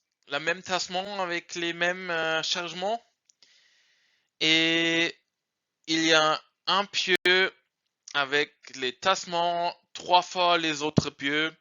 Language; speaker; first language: French; non-native, learner; German